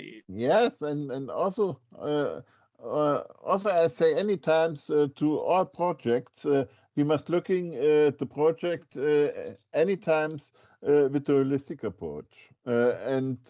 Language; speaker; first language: English; non-native, fluent; German